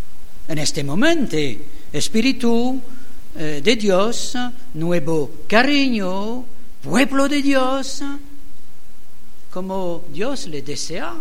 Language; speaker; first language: Spanish; non-native, learner; German